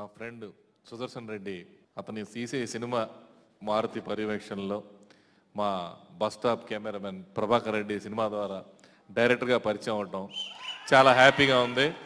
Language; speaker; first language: Telugu; native; Telugu